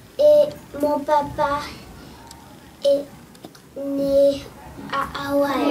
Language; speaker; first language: French; non-native, fluent; English